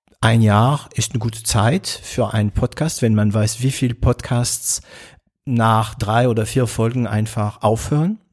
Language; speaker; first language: German; non-native, fluent; French